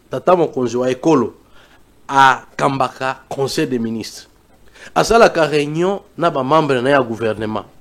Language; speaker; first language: Lingala; non-native, local second language; Luba-Lulua